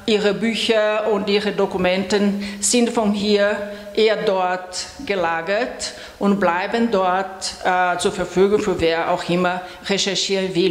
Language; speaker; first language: German; non-native, fluent; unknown